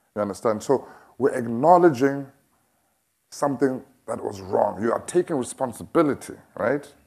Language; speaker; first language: English; non-native, local second language; Xhosa